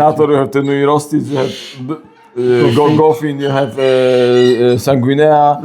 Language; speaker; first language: English; non-native, learner; Polish